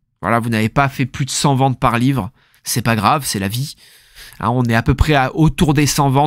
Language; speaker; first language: French; native; French